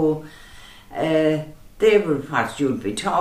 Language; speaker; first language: English; native; English